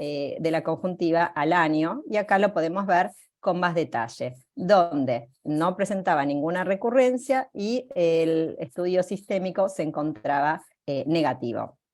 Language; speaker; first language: Spanish; native; Spanish